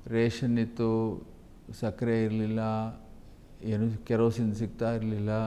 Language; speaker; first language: Kannada; native; Kannada